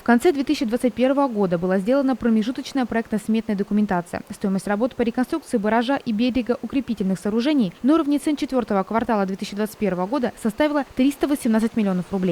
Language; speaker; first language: Russian; native; Russian